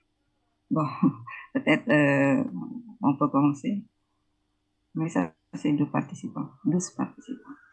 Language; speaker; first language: French; non-native, fluent; Indonesian